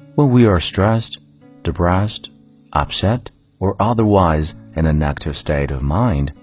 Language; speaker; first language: English; non-native, fluent; Chinese